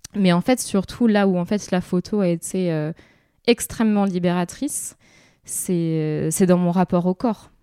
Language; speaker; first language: French; native; French